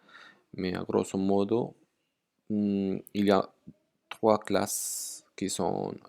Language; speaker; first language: French; non-native, fluent; Spanish